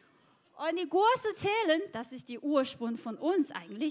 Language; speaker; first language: German; non-native, fluent; Chinese